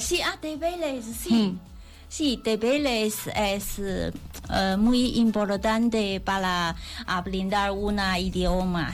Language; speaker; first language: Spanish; non-native, learner; Chinese